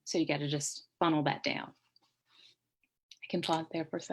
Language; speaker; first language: English; native; English